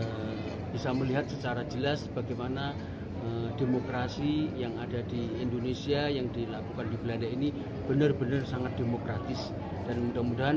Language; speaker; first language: Indonesian; native; Indonesian